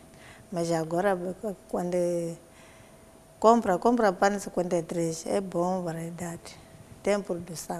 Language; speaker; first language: Portuguese; non-native, local second language; Tsonga